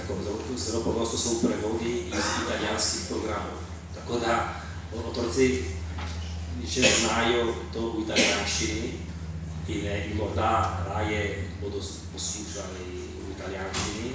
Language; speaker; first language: Slovenian; non-native, fluent; Italian